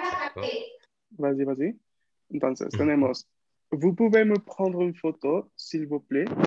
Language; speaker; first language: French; non-native, fluent; Spanish